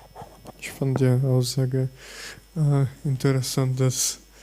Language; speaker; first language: German; non-native, fluent; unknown